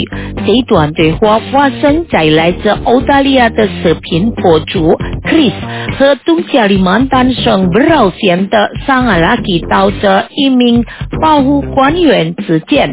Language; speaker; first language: Chinese; non-native, fluent; Indonesian